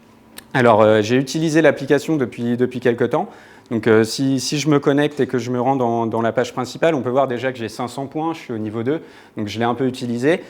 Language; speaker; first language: French; native; French